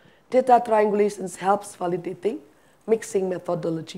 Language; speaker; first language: English; non-native, fluent; Indonesian